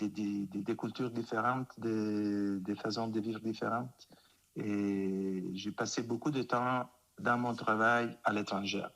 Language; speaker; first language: French; non-native, fluent; Italian